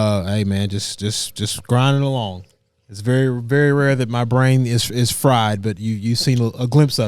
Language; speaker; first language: English; native; English